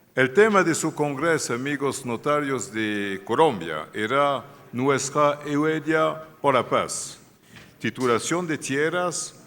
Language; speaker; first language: Spanish; non-native, learner; French